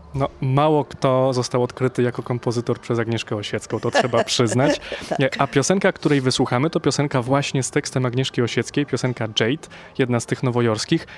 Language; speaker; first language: Polish; native; Polish